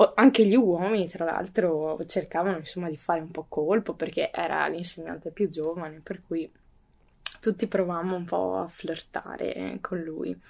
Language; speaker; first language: Italian; native; Italian